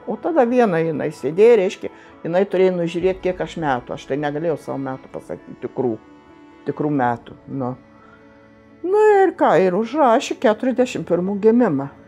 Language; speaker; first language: Lithuanian; non-native, local second language; German